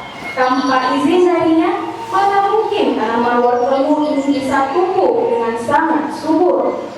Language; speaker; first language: Indonesian; native; Indonesian